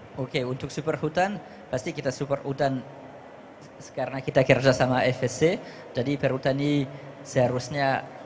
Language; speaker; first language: Indonesian; non-native, fluent; French